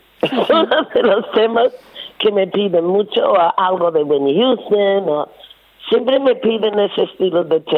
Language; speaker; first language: Spanish; non-native, fluent; English